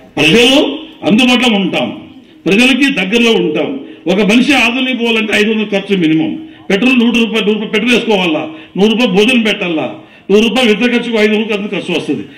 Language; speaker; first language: Telugu; native; Telugu